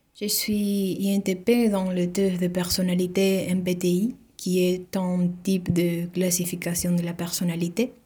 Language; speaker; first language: French; non-native, learner; Spanish